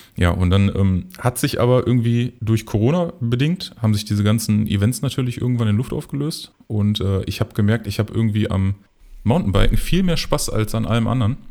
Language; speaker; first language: German; native; German